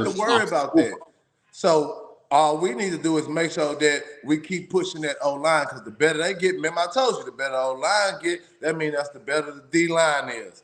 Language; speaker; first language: English; native; English